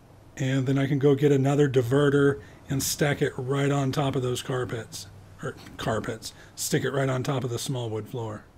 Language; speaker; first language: English; native; English